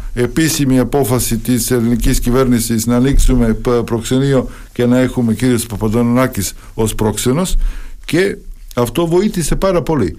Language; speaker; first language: Greek; non-native, fluent; Serbian